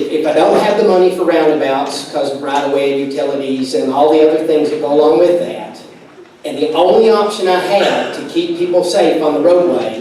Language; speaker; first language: English; native; English